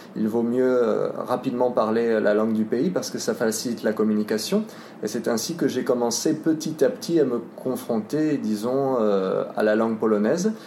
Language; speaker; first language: French; native; French